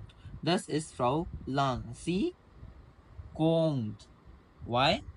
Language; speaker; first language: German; non-native, learner; Hindi